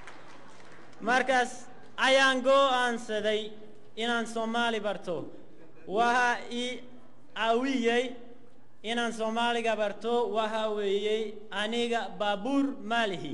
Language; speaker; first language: Somali; non-native, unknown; Spanish